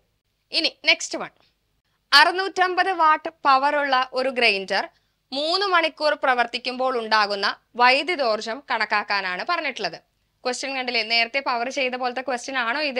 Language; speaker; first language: Malayalam; native; Malayalam